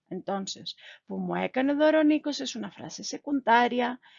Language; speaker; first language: Greek; non-native, fluent; Spanish